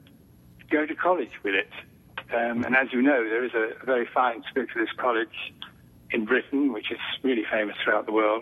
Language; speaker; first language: English; native; English